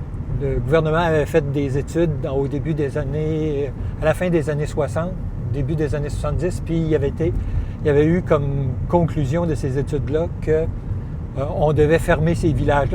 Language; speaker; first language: French; native; French